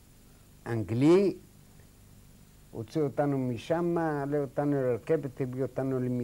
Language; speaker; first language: Hebrew; non-native, fluent; Arabic